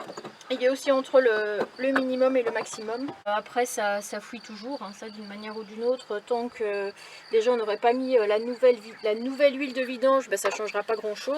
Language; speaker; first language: French; native; French